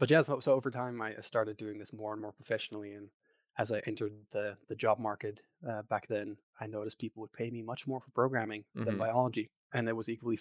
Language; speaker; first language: English; non-native, fluent; Dutch